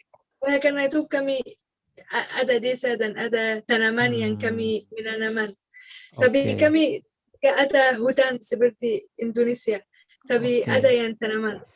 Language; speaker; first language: Indonesian; non-native, learner; Arabic